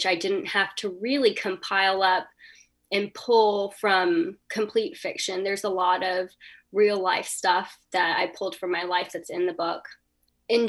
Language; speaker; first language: English; native; English